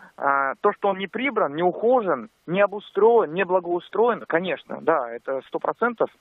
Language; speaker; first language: Russian; native; Russian